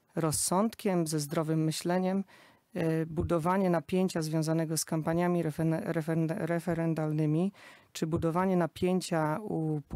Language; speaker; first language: Polish; native; Polish